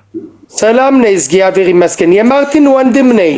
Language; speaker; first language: Amharic; non-native, fluent; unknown